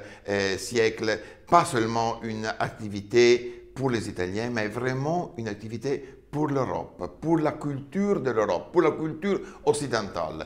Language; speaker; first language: French; non-native, fluent; Italian